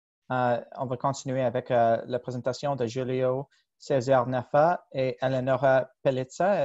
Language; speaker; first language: French; non-native, fluent; English